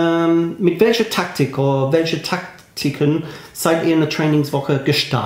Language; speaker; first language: German; non-native, fluent; English